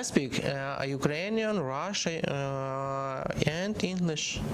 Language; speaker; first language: English; non-native, learner; Ukrainian